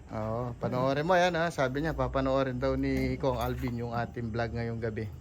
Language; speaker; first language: Filipino; non-native, local second language; Iloko